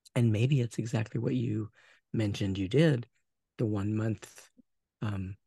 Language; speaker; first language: English; native; English